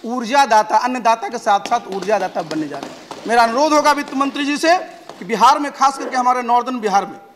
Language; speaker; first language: Hindi; native; Hindi